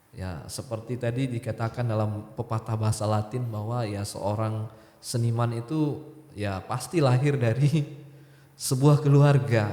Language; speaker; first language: Indonesian; non-native, local second language; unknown